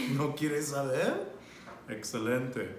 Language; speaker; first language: Spanish; non-native, fluent; English